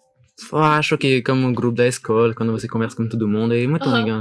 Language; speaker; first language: Portuguese; non-native, learner; French